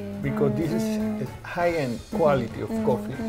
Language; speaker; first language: English; non-native, fluent; Spanish